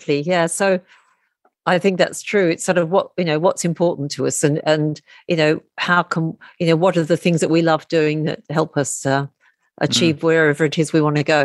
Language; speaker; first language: English; native; English